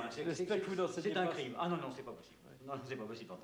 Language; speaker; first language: French; native; French